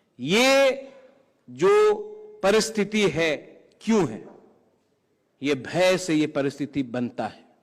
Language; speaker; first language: Hindi; non-native, local second language; Kok Borok